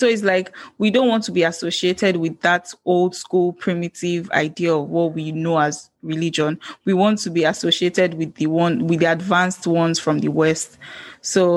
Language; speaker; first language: English; non-native, local second language; Yoruba